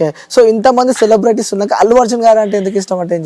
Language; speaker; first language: Telugu; native; Telugu